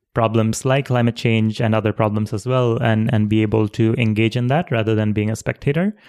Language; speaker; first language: English; non-native, local second language; Bangla